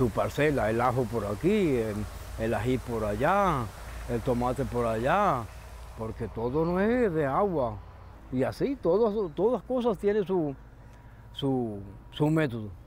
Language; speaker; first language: Spanish; native; Spanish